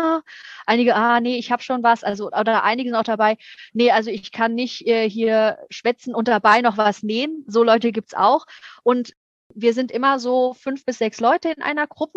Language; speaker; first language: German; native; German